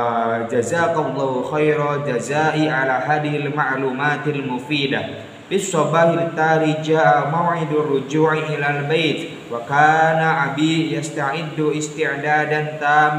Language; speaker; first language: Arabic; non-native, learner; Indonesian